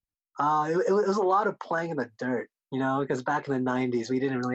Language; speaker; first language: English; early bilingual, other home language; Korean